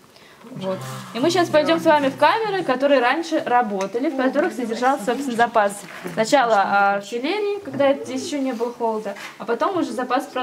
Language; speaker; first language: Russian; native; Russian